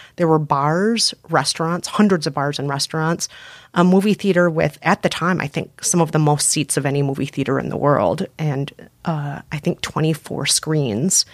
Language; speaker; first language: English; native; English